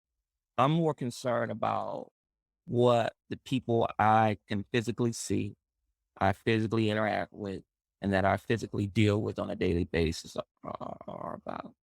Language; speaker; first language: English; native; English